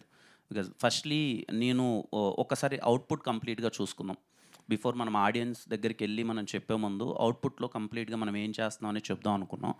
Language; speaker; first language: Telugu; native; Telugu